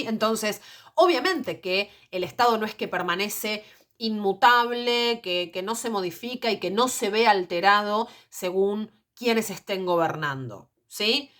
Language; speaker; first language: Spanish; native; Spanish